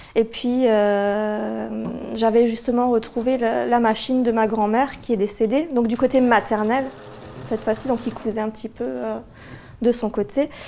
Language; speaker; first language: French; native; French